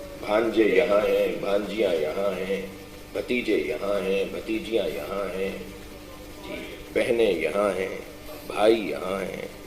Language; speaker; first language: Urdu; non-native, local second language; Sindhi